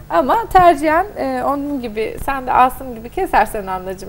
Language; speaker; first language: Turkish; native; Turkish